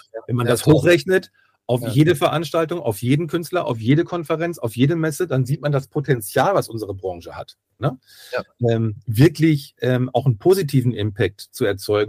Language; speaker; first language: German; native; German